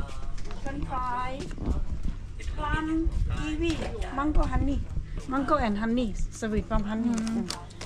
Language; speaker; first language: English; non-native, learner; Thai